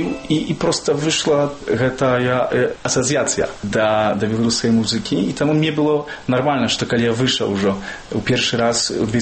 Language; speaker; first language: Belarusian; early bilingual, heritage; Belarusian